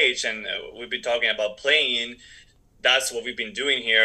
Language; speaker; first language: English; non-native, fluent; Spanish